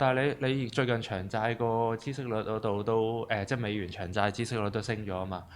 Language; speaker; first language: Cantonese; native; Cantonese